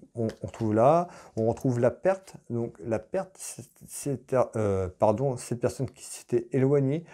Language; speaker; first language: French; native; French